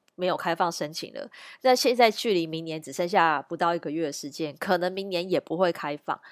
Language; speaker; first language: Chinese; native; Chinese